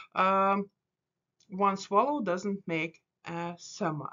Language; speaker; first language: English; non-native, fluent; Lithuanian